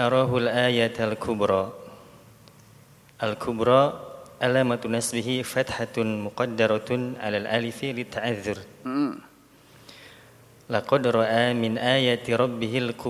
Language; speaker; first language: Arabic; non-native, learner; Indonesian